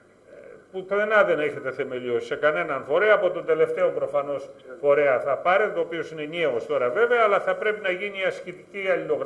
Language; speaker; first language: Greek; native; Greek